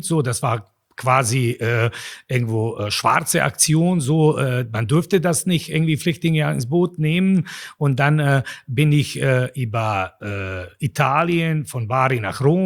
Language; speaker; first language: German; non-native, fluent; Bosnian